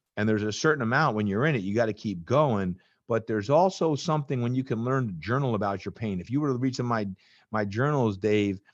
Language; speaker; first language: English; native; English